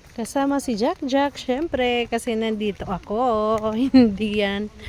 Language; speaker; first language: Filipino; non-native, local second language; Waray